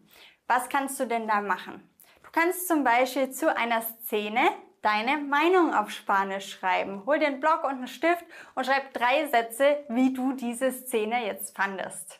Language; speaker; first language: German; native; German